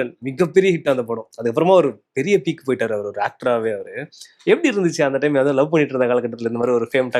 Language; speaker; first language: Tamil; native; Tamil